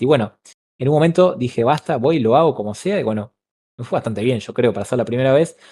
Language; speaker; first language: Spanish; native; Spanish